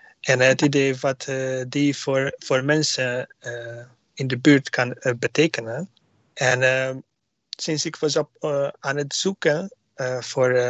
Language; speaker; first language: Dutch; non-native, learner; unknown